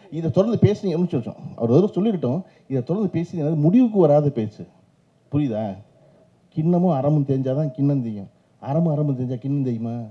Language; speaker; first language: Tamil; native; Tamil